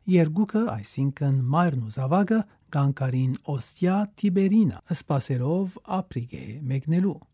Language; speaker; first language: Armenian; early bilingual, heritage; Armenian